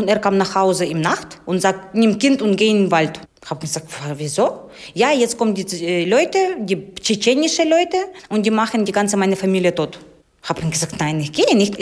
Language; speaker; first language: German; non-native, learner; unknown